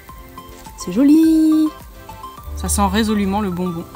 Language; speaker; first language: French; native; French